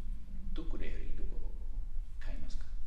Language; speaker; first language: Japanese; non-native, learner; Italian